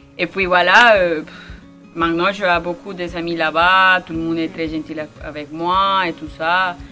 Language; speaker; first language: French; non-native, learner; Spanish